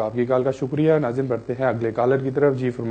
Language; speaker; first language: Urdu; native; Urdu